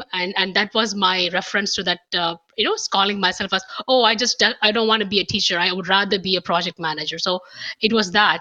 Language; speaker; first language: English; non-native, local second language; Tamil